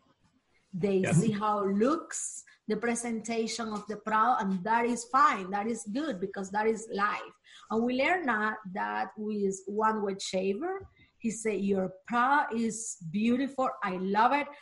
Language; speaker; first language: English; non-native, learner; Spanish